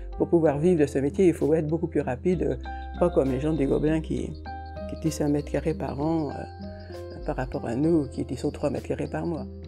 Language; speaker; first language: French; non-native, fluent; Hungarian